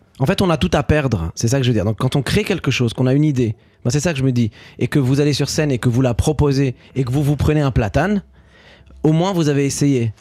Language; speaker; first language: French; early bilingual, other home language; Arabic